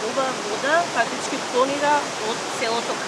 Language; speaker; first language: Macedonian; native; Macedonian